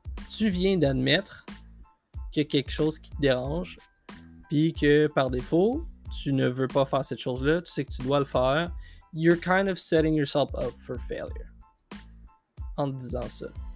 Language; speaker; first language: French; native; French